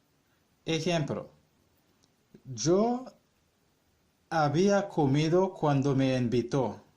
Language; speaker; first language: Spanish; non-native, fluent; Haitian Creole